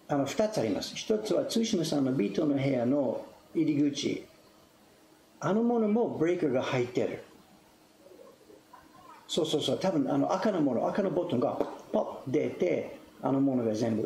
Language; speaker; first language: Japanese; non-native, fluent; English